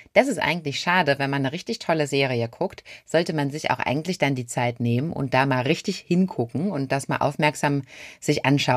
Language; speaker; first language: German; native; German